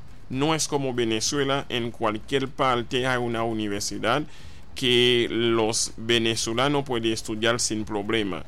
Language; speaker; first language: Spanish; non-native, fluent; Haitian Creole